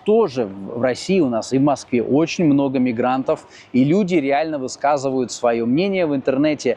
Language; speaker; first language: Russian; native; Russian